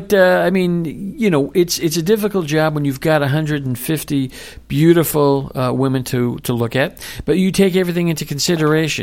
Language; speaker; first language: English; native; English